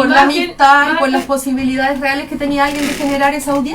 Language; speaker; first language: Spanish; native; Spanish